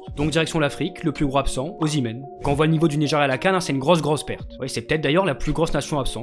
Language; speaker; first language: French; native; French